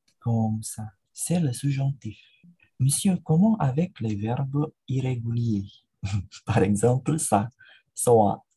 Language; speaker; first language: French; non-native, fluent; Indonesian